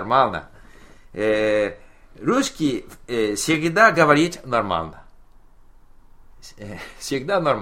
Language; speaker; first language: Russian; non-native, learner; English